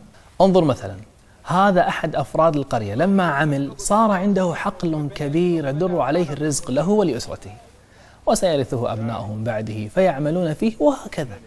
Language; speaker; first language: Arabic; native; Arabic